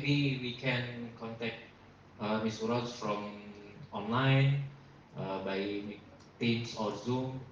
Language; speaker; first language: English; non-native, learner; Indonesian